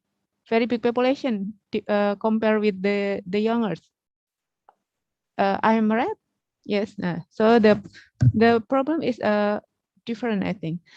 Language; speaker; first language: English; non-native, learner; Indonesian